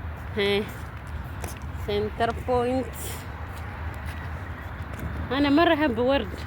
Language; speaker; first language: Arabic; non-native, learner; Amharic